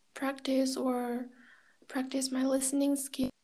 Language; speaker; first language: English; non-native, learner; Kazakh